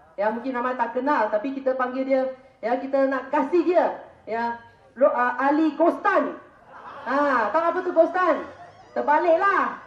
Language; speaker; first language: Malay; non-native, local second language; Chinese